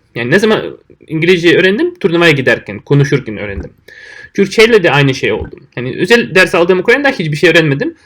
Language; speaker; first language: Turkish; non-native, fluent; Russian